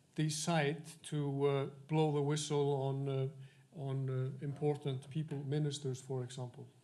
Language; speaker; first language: English; non-native, fluent; Icelandic